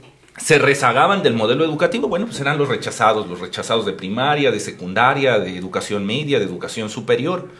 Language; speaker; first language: Spanish; native; Spanish